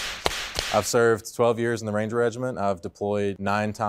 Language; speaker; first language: English; native; English